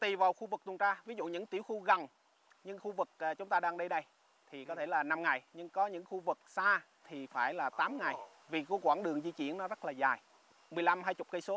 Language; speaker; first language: Vietnamese; native; Vietnamese